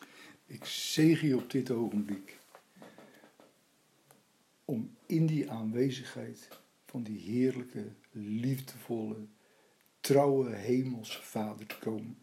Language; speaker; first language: Dutch; native; Dutch